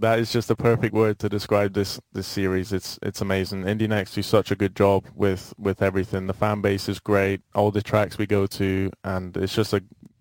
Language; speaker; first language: English; native; English